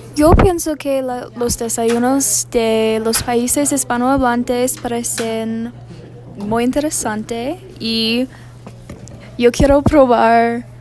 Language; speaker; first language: Spanish; non-native, learner; English